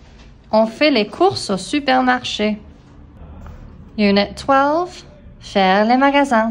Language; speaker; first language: French; non-native, fluent; English